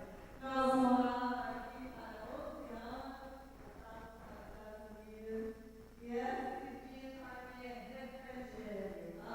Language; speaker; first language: Portuguese; non-native, learner; English